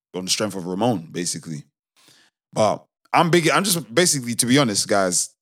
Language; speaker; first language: English; native; English